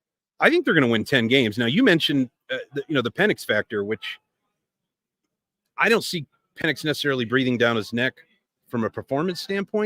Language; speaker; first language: English; native; English